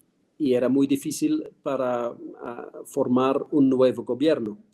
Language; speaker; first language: Spanish; non-native, fluent; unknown